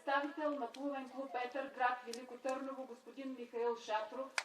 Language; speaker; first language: Bulgarian; native; Bulgarian